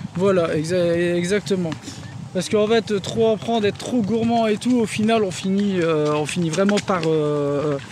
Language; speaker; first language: French; native; French